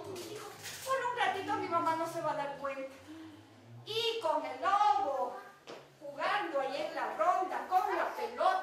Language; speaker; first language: Spanish; native; Spanish